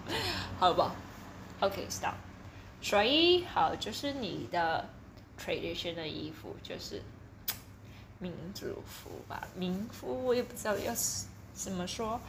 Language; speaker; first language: Chinese; early bilingual, heritage; Chinese